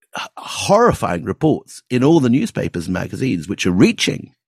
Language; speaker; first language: English; native; English